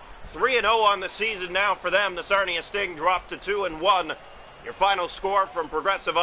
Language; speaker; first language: English; native; English